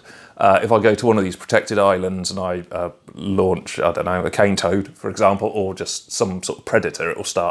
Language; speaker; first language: English; native; English